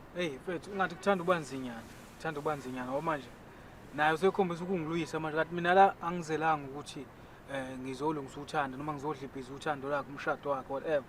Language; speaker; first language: Zulu; native; Zulu